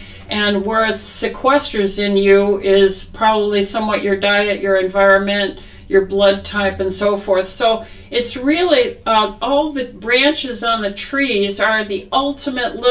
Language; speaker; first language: English; native; English